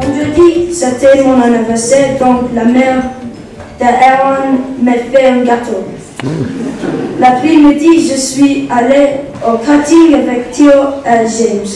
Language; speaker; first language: French; non-native, learner; English